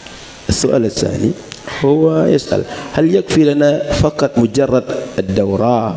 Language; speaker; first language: Arabic; non-native, fluent; Indonesian